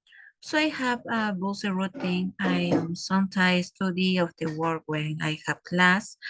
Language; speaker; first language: English; non-native, learner; Spanish